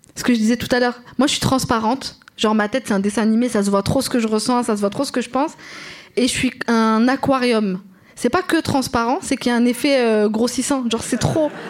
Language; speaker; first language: French; native; French